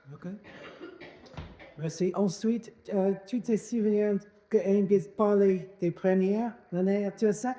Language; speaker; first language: French; non-native, fluent; English